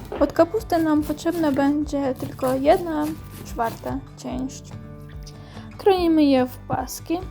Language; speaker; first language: Polish; non-native, fluent; Ukrainian